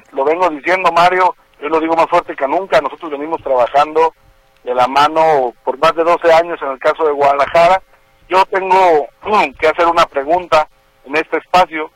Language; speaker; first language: Spanish; native; Spanish